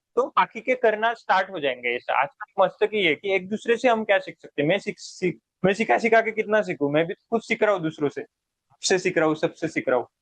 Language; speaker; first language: Hindi; non-native, local second language; Marathi